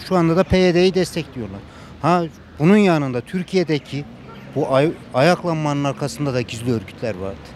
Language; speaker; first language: Turkish; native; Turkish